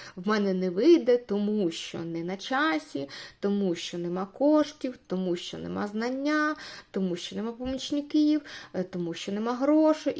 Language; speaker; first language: Ukrainian; non-native, local second language; Russian